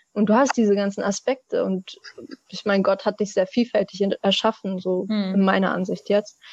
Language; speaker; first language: German; native; German